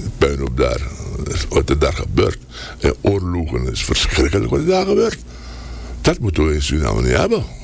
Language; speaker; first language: Dutch; native; Dutch